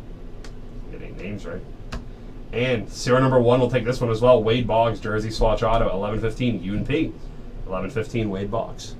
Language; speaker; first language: English; native; English